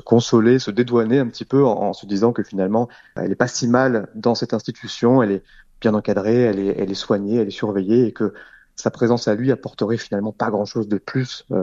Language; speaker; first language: French; native; French